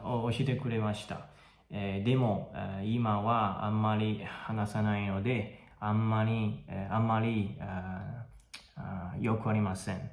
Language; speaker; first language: Japanese; non-native, learner; Chinese